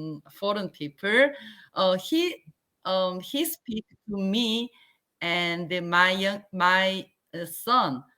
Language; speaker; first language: English; non-native, learner; Korean